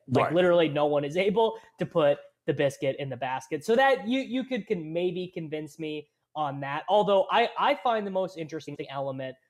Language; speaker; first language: English; native; English